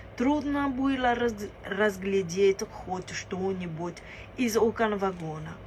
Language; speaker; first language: Russian; non-native, learner; Italian